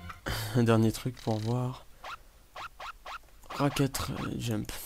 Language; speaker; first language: French; native; French